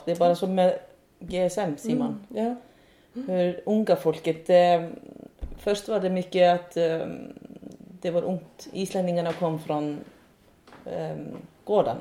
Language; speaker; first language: Swedish; non-native, fluent; Icelandic